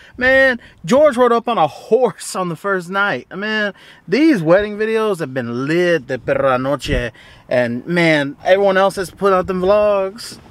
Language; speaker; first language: English; early bilingual, other home language; Spanish